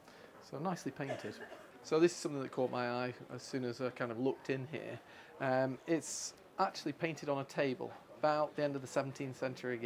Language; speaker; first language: English; native; English